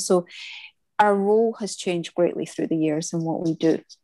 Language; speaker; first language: English; native; English